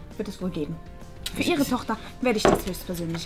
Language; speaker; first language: German; native; German